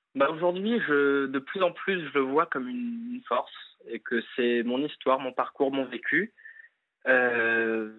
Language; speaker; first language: French; native; French